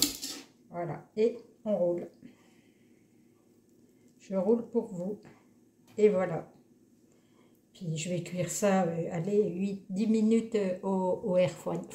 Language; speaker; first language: French; native; French